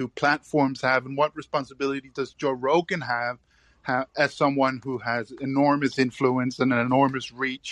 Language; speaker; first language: English; non-native, fluent; Danish